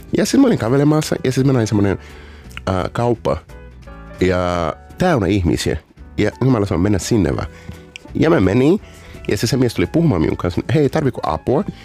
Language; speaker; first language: Finnish; non-native, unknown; Portuguese